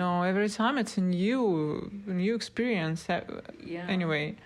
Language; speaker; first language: English; non-native, learner; Russian